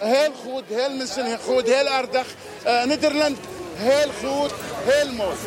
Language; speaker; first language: Dutch; non-native, learner; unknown